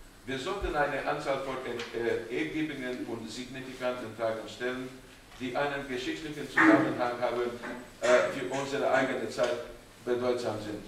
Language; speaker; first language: German; non-native, learner; Romanian